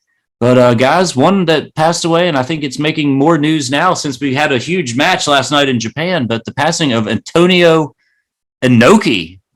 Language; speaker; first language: English; native; English